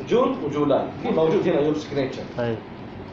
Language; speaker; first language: Arabic; native; Arabic